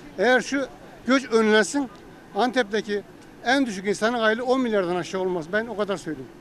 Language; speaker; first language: Turkish; native; Turkish